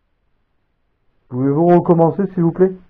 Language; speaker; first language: French; native; French